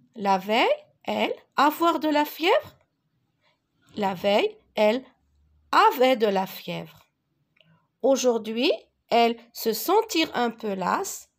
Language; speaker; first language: French; non-native, local second language; Arabic